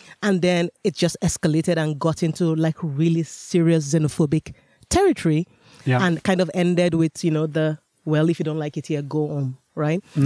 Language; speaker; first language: English; non-native, local second language; Yoruba